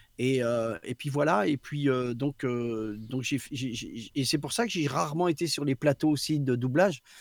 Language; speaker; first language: French; native; French